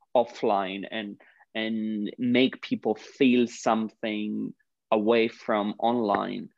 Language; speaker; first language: English; non-native, fluent; Greek